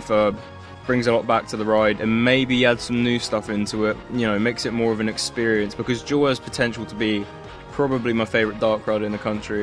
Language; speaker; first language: English; native; English